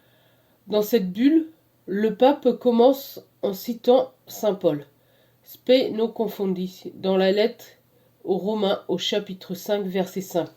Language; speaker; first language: French; native; French